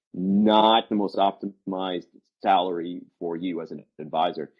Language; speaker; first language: English; native; English